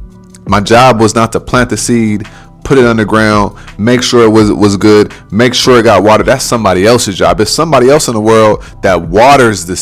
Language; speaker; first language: English; native; English